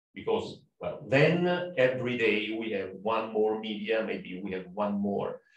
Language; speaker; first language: English; non-native, fluent; Italian